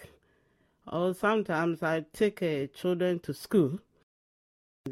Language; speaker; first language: English; non-native, local second language; Akan